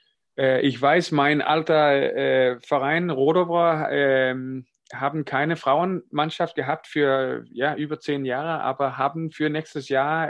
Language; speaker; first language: German; non-native, fluent; Danish